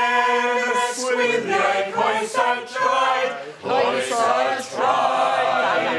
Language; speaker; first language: Welsh; non-native, learner; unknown